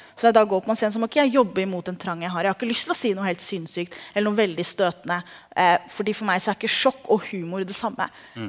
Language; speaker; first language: Norwegian; early bilingual, other home language; Somali